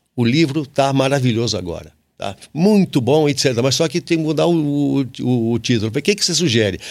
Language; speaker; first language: Portuguese; native; Portuguese